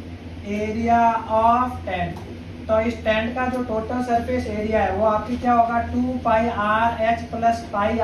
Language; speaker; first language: Hindi; native; Hindi